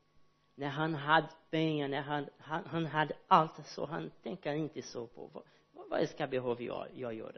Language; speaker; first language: Swedish; non-native, learner; Portuguese